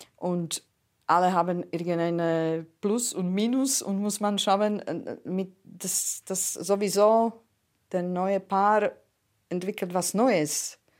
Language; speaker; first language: German; non-native, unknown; Slovak